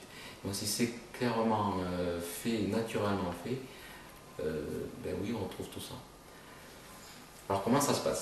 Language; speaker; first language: French; native; French